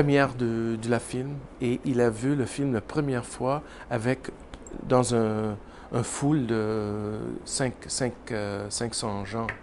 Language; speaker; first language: French; non-native, learner; English